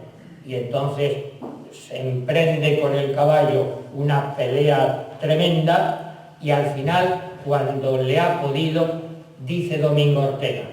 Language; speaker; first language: Spanish; native; Spanish